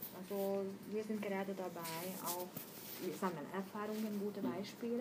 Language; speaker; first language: German; non-native, fluent; Hungarian